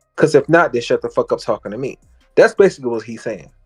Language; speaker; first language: English; native; English